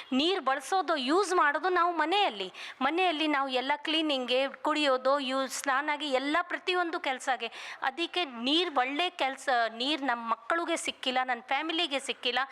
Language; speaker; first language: Kannada; non-native, local second language; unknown